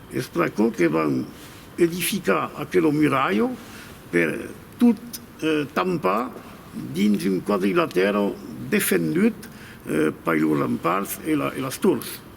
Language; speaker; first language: Occitan; native; Occitan